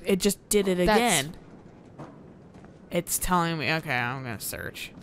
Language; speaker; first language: English; native; English